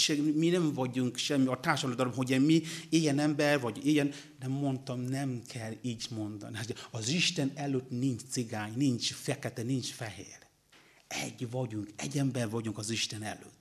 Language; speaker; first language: Hungarian; non-native, learner; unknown